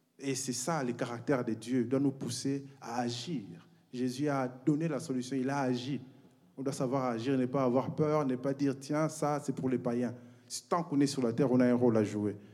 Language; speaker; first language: French; non-native, local second language; Lingala